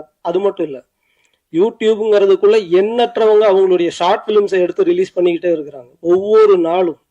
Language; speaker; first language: Tamil; native; Tamil